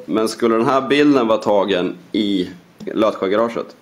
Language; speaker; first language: Swedish; native; Swedish